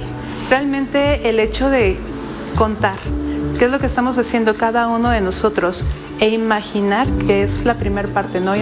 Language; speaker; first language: Spanish; native; Spanish